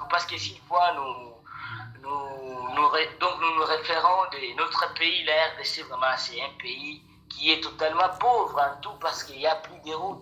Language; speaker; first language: French; non-native, local second language; Rundi